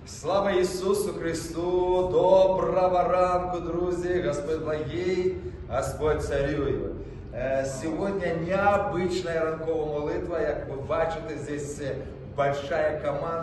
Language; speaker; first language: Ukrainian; non-native, local second language; Russian